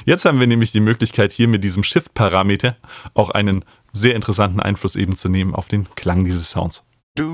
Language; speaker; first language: German; native; German